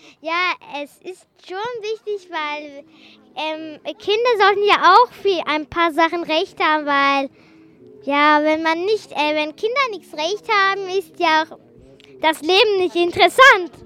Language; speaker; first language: German; non-native, local second language; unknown